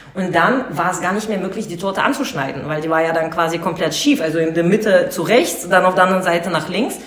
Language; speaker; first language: German; non-native, fluent; Russian